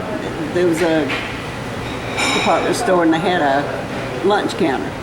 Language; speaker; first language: English; native; English